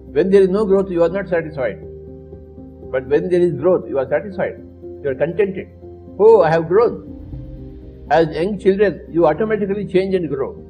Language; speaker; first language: English; non-native, local second language; Telugu